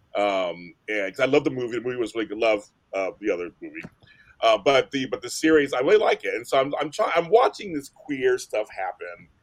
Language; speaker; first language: English; native; English